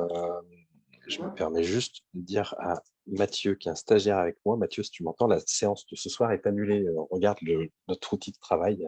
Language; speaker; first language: French; native; French